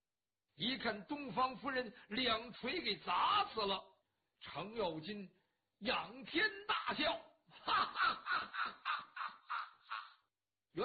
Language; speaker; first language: Chinese; native; Chinese